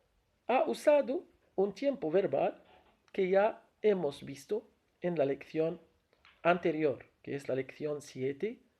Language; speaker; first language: Spanish; non-native, fluent; Arabic